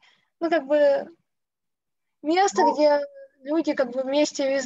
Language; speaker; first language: Russian; native; Russian